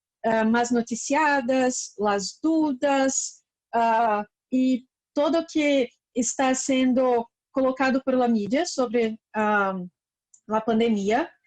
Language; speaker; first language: Spanish; non-native, fluent; Portuguese